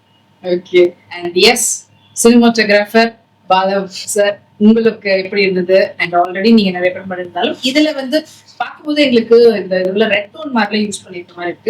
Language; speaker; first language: Tamil; native; Tamil